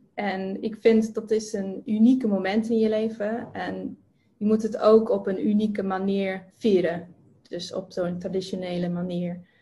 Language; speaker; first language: Dutch; non-native, fluent; English